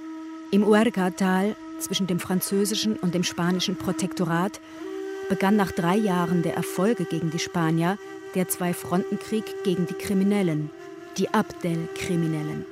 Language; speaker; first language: German; native; German